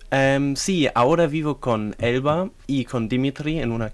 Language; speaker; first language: Spanish; non-native, learner; German